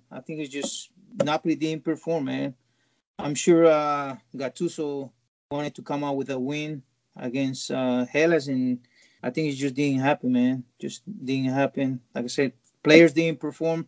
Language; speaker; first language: English; non-native, fluent; Spanish